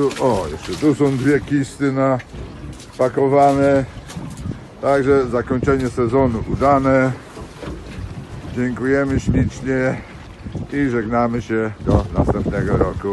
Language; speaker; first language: Polish; native; Polish